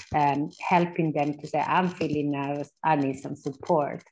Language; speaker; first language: English; non-native, fluent; Italian